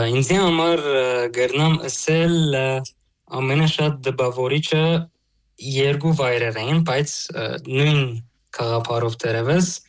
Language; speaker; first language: Armenian; early bilingual, heritage; Armenian